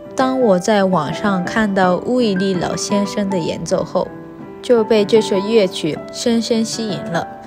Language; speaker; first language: Chinese; non-native, fluent; Japanese